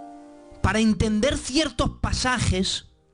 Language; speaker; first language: Spanish; native; Spanish